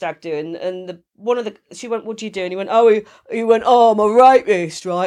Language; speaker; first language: English; native; English